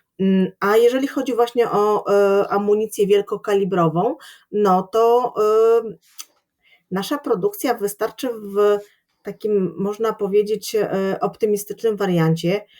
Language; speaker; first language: Polish; native; Polish